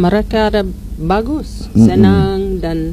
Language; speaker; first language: Indonesian; non-native, learner; English